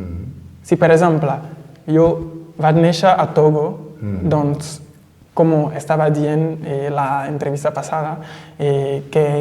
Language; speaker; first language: Catalan; non-native, fluent; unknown